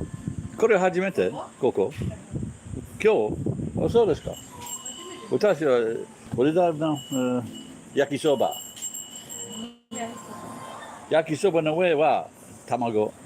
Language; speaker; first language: Japanese; non-native, learner; English